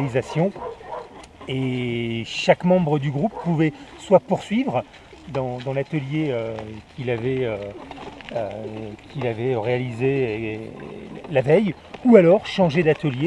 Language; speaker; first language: French; native; French